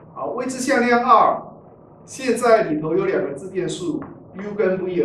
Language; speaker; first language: Chinese; native; Chinese